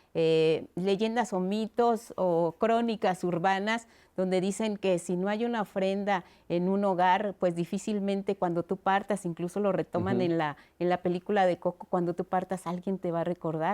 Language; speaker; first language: Spanish; native; Spanish